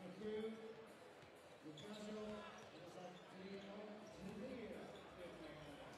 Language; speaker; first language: Swedish; native; Swedish